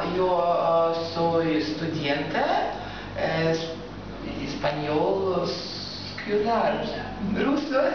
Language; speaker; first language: Spanish; non-native, learner; Russian